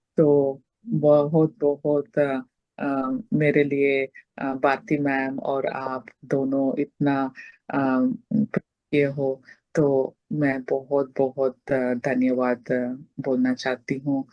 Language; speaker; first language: Hindi; non-native, local second language; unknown